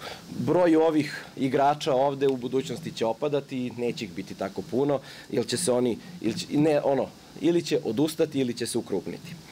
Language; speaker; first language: Serbian; native; Serbian